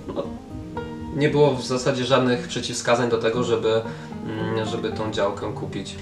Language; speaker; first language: Polish; native; Polish